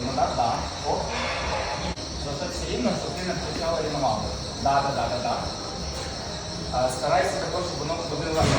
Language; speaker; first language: Ukrainian; native; Ukrainian